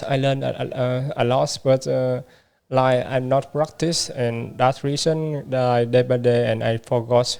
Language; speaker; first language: English; non-native, learner; Vietnamese